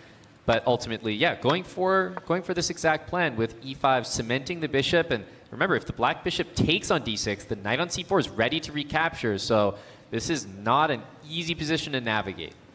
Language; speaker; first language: English; native; English